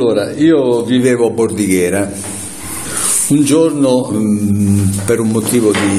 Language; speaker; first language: Italian; native; Italian